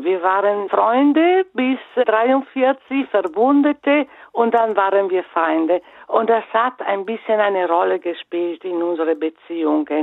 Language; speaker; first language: German; non-native, fluent; Italian